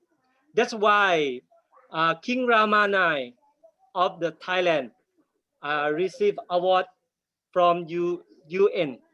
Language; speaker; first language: English; non-native, learner; Thai